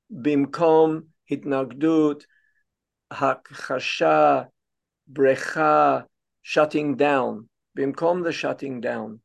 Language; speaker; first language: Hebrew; non-native, fluent; English